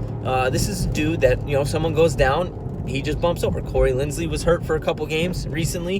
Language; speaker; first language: English; native; English